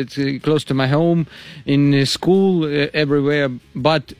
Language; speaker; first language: English; non-native, learner; Russian